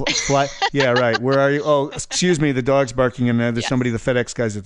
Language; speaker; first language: English; native; English